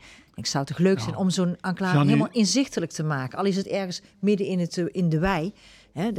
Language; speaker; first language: Dutch; native; Dutch